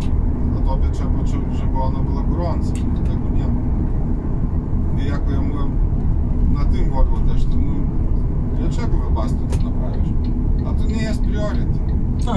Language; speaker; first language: Polish; non-native, learner; Russian